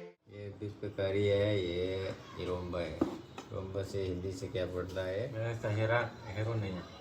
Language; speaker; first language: Hindi; non-native, local second language; Manipuri